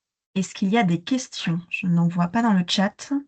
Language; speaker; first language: French; native; French